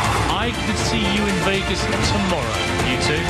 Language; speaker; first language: English; native; English